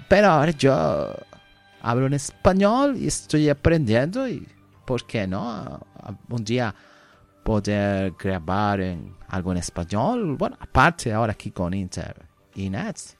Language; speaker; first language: Spanish; non-native, learner; English